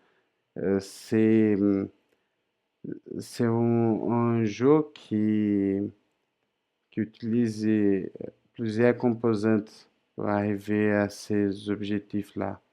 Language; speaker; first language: French; non-native, learner; Portuguese